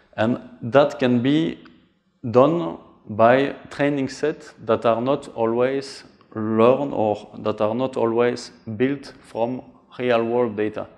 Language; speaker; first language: English; non-native, fluent; French